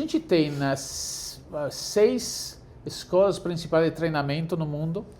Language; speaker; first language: Portuguese; non-native, fluent; Italian